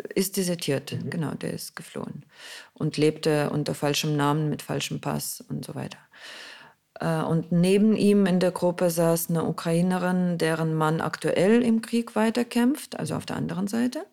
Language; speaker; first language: German; non-native, fluent; Russian